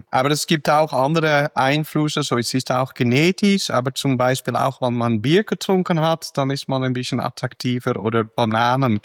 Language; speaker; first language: German; non-native, fluent; Dutch